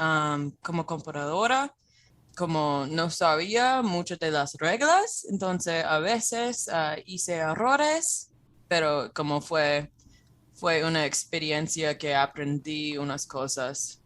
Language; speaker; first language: Spanish; non-native, fluent; English